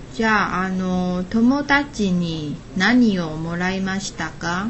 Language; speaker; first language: Japanese; non-native, learner; Chinese